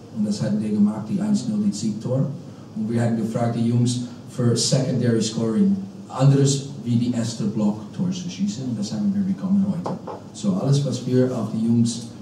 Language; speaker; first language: German; non-native, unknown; English